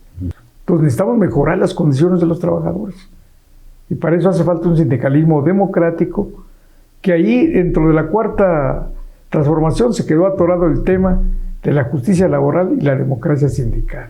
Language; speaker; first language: Spanish; native; Spanish